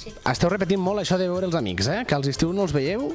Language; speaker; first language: Catalan; native; Catalan